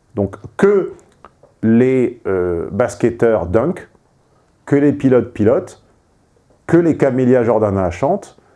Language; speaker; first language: French; native; French